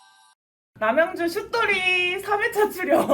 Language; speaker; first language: Korean; native; Korean